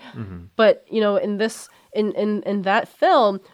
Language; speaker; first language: English; native; English